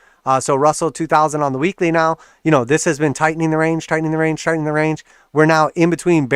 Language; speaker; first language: English; native; English